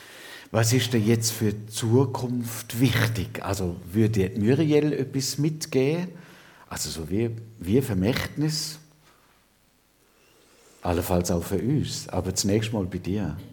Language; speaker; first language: German; native; German